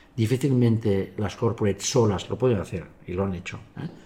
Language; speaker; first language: Spanish; native; Spanish